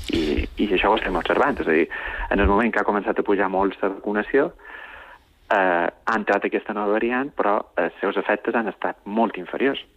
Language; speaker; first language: Catalan; native; Catalan